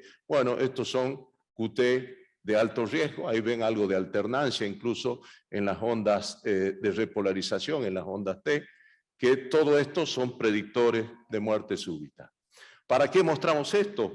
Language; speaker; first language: Spanish; native; Spanish